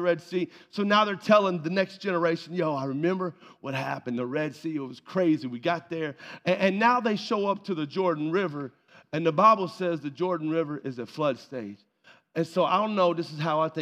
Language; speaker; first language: English; native; English